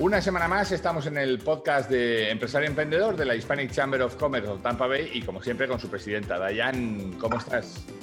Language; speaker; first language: Spanish; native; Spanish